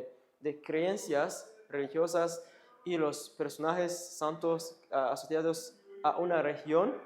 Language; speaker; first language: Spanish; non-native, fluent; Kinyarwanda